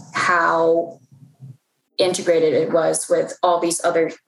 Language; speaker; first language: English; native; English